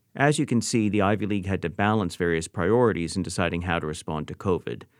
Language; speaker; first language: English; native; English